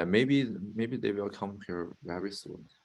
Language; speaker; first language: English; non-native, fluent; Chinese